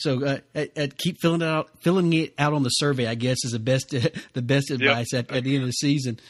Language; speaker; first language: English; native; English